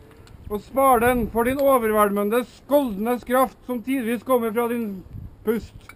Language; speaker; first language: Norwegian; native; Norwegian